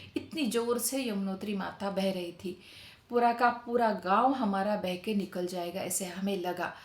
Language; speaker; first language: Hindi; non-native, local second language; Marathi